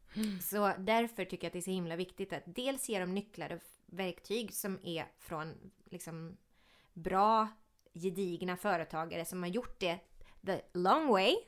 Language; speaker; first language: Swedish; early bilingual, other home language; Ukrainian